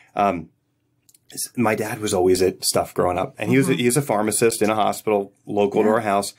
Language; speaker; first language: English; native; English